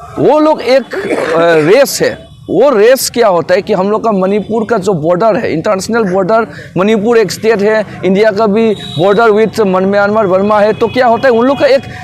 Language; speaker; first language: Hindi; non-native, local second language; Manipuri